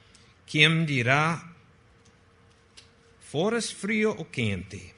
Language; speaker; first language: Portuguese; non-native, fluent; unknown